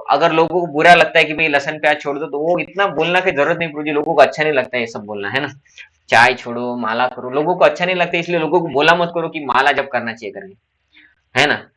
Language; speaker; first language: Hindi; non-native, local second language; Marathi